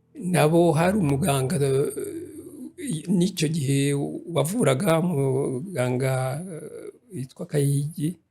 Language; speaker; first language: Kinyarwanda; native; Kinyarwanda